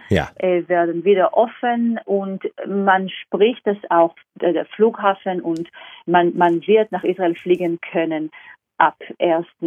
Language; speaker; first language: German; non-native, fluent; Hebrew